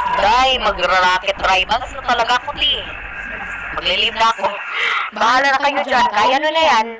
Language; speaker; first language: Filipino; non-native, local second language; Cebuano